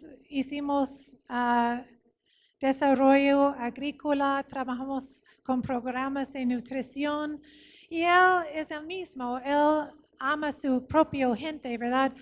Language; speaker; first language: Spanish; non-native, fluent; English